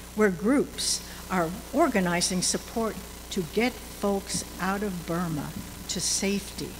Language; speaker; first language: English; native; English